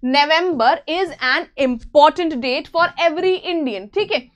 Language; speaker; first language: Hindi; native; Hindi